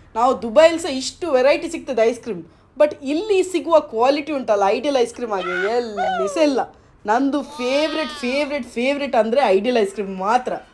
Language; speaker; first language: Kannada; non-native, local second language; Tulu